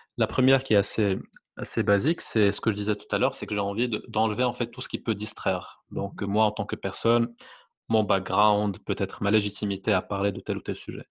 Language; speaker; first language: French; non-native, local second language; Arabic